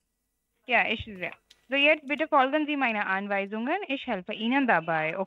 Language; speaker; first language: German; non-native, learner; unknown